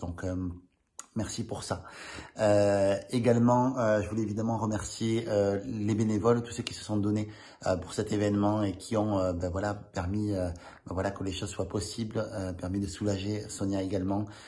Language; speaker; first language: French; native; French